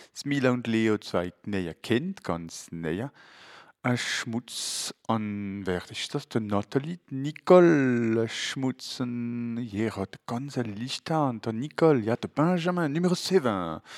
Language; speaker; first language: German; non-native, local second language; French